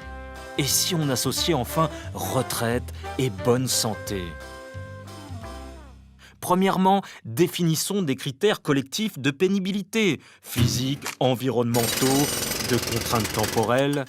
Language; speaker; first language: French; native; French